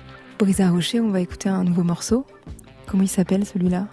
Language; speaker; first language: French; native; French